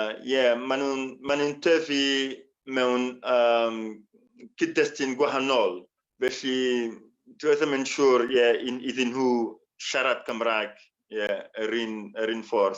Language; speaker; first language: Welsh; non-native, fluent; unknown